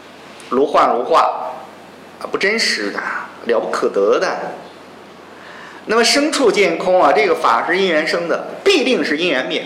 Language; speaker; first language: Chinese; native; Chinese